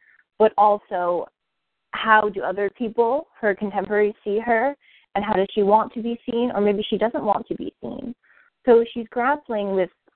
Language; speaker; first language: English; native; English